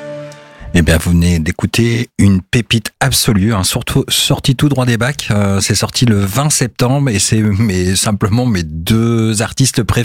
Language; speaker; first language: French; native; French